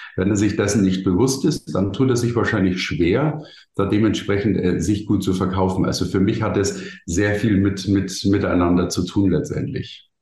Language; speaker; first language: German; native; German